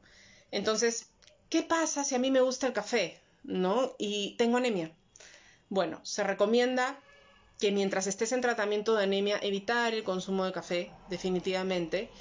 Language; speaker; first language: Spanish; native; Spanish